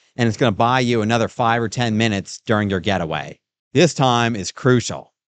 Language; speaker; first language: English; native; English